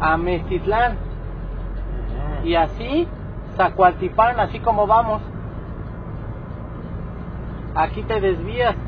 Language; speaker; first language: Spanish; native; Spanish